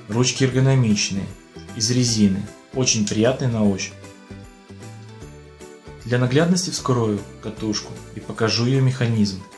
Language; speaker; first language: Russian; native; Russian